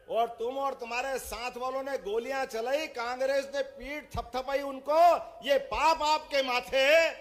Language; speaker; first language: Hindi; native; Hindi